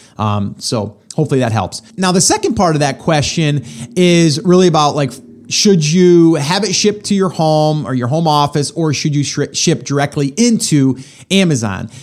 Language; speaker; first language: English; native; English